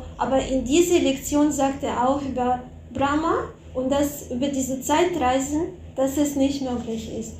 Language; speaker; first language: German; non-native, fluent; Russian